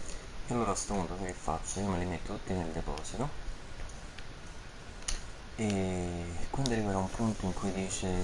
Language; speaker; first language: Italian; native; Italian